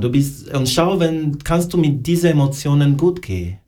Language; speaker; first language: German; non-native, fluent; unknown